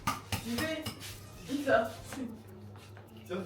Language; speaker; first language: French; native; French